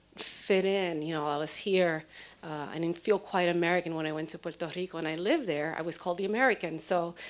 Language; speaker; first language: English; early bilingual, other home language; Spanish